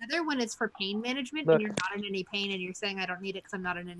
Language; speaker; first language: English; native; English